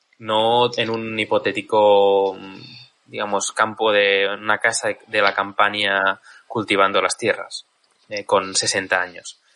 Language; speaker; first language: Spanish; native; Spanish